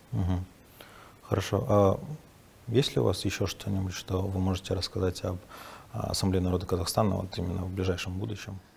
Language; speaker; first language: Russian; native; Russian